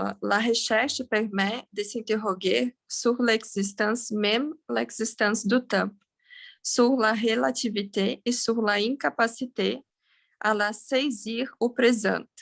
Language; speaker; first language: French; non-native, learner; Portuguese